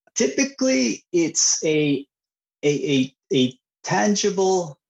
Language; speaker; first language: English; non-native, fluent; Spanish